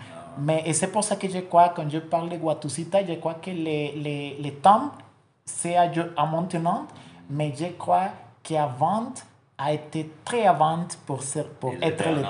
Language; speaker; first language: French; non-native, learner; Spanish